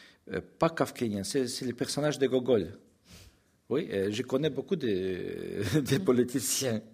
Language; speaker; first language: French; non-native, fluent; Russian